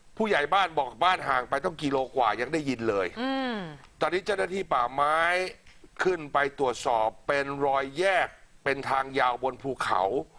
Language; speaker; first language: Thai; native; Thai